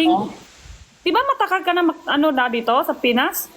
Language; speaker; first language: Filipino; non-native, learner; Chinese